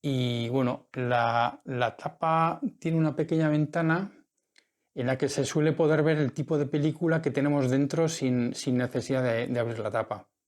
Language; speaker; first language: Spanish; native; Spanish